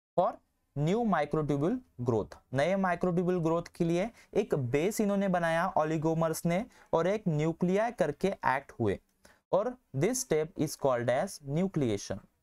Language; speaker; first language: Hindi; non-native, local second language; Marathi